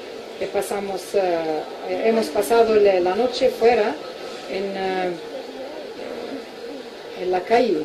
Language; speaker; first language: Spanish; non-native, local second language; Arabic